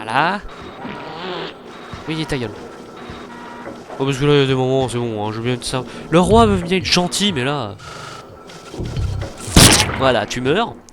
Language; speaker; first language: French; native; French